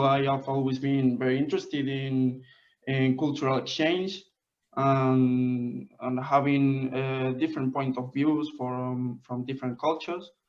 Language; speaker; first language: English; non-native, fluent; Spanish